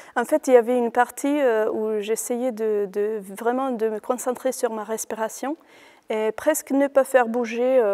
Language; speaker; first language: French; non-native, fluent; Hungarian